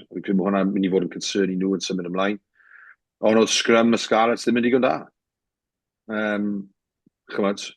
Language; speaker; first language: Welsh; native; Welsh